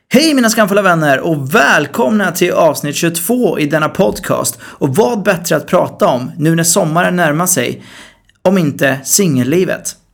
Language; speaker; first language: Swedish; early bilingual, other home language; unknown